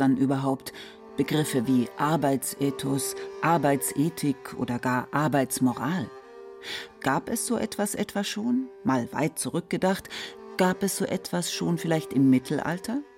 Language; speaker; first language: German; native; German